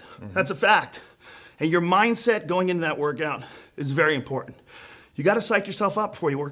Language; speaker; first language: English; native; English